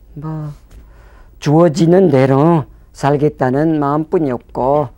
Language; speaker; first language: Korean; non-native, fluent; French